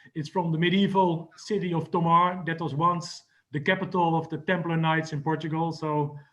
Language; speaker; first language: English; non-native, fluent; Dutch